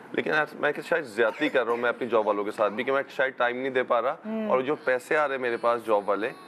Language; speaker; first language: Urdu; native; Urdu